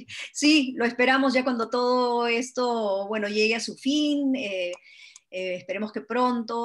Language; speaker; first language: Spanish; native; Spanish